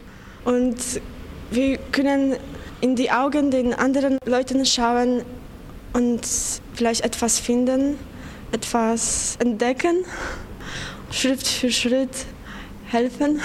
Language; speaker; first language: German; non-native, fluent; Polish